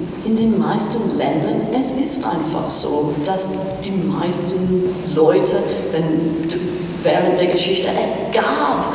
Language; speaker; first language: German; non-native, fluent; English